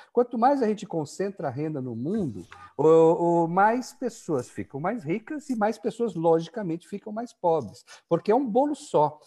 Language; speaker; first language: Portuguese; native; Portuguese